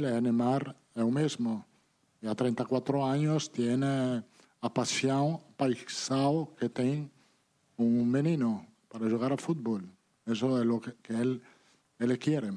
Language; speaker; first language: Portuguese; non-native, learner; Italian